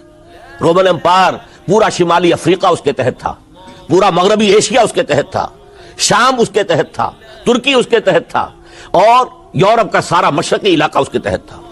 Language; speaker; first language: Urdu; native; Urdu